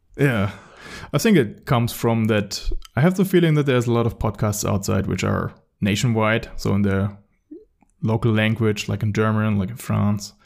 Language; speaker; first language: English; non-native, fluent; German